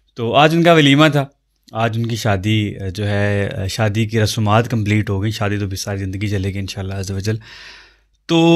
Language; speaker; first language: Urdu; non-native, local second language; Punjabi